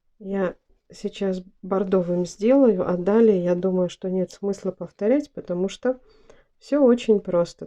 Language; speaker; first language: Russian; native; Russian